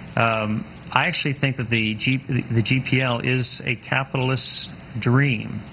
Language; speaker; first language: English; native; English